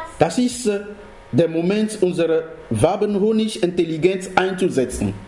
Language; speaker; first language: German; non-native, fluent; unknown